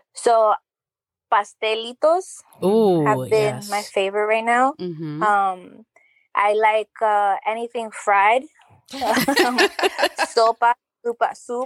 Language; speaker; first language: English; native; English